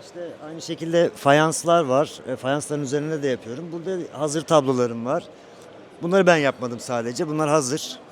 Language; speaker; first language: Turkish; early bilingual, heritage; Turkish